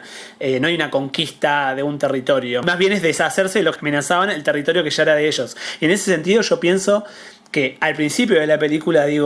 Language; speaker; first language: Spanish; native; Spanish